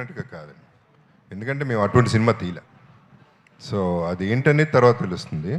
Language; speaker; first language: Telugu; native; Telugu